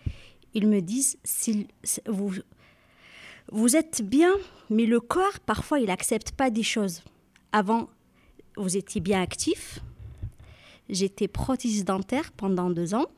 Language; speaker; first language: French; non-native, learner; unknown